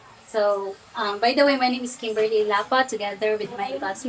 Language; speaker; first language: English; non-native, local second language; Cebuano